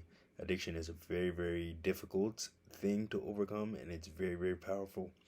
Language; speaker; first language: English; native; English